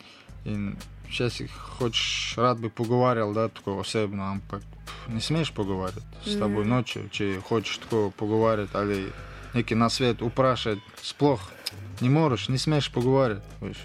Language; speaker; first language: Slovenian; non-native, learner; Russian